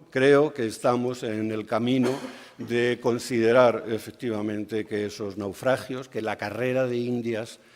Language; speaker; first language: Spanish; native; Spanish